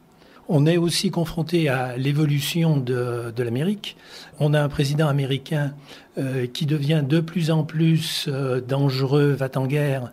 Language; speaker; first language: French; native; French